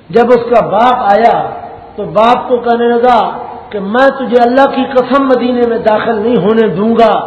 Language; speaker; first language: Urdu; non-native, local second language; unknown